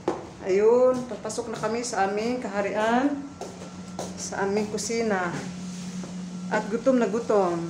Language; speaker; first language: Filipino; non-native, local second language; Cebuano